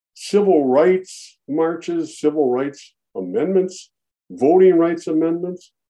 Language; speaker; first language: English; native; English